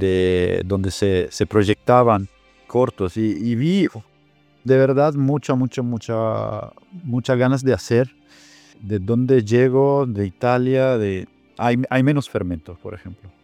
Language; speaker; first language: Spanish; non-native, fluent; Italian